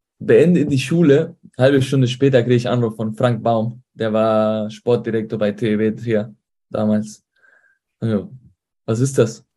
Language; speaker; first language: German; early bilingual, heritage; Spanish